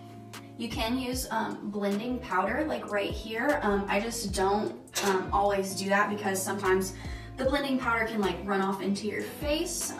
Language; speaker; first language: English; native; English